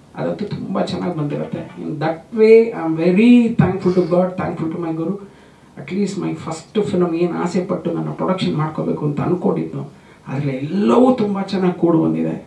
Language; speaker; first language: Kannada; native; Kannada